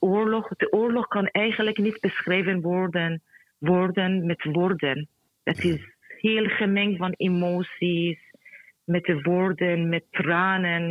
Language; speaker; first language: Dutch; non-native, fluent; Persian